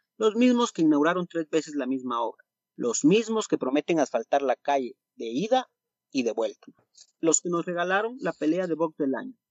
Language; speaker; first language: Spanish; native; Spanish